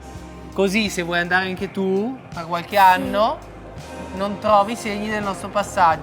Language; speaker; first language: Italian; native; Italian